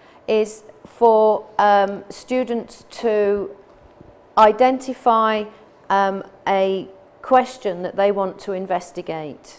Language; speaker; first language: English; native; English